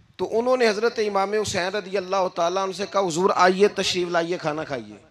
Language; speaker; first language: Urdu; non-native, local second language; Punjabi